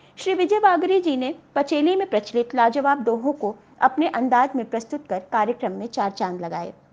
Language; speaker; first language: Hindi; native; Hindi